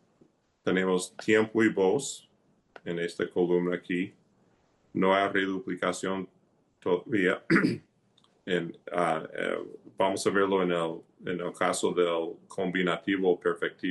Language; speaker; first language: Spanish; non-native, fluent; English